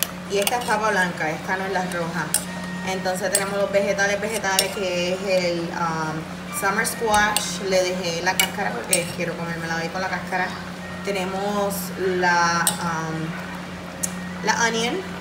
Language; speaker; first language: Spanish; early bilingual, heritage; Spanish